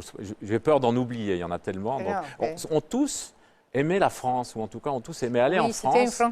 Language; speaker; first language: French; native; French